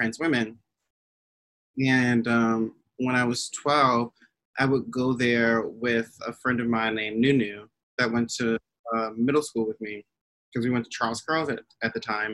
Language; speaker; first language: English; native; English